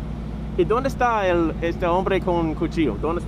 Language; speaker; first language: Spanish; non-native, learner; English